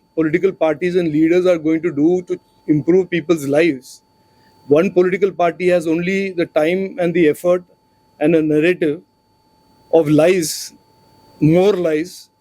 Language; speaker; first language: English; non-native, local second language; Malayalam